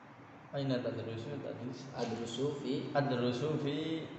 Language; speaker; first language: Arabic; non-native, learner; Indonesian